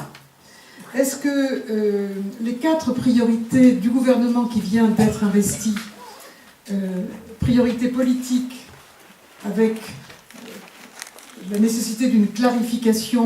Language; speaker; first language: French; native; French